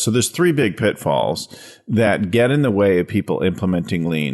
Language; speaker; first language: English; native; English